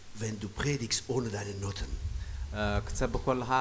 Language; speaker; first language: German; non-native, fluent; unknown